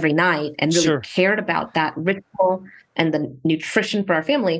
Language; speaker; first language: English; native; English